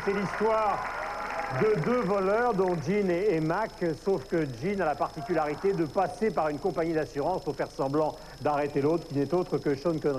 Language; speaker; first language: French; native; French